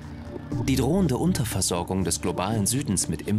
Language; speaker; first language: German; native; German